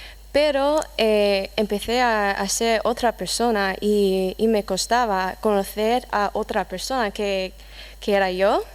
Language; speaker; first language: Spanish; non-native, fluent; English